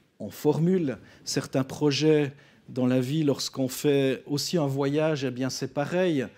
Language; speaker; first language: French; native; French